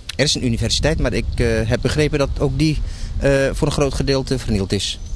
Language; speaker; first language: Dutch; early bilingual, other home language; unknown